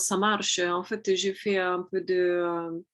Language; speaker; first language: French; non-native, fluent; Italian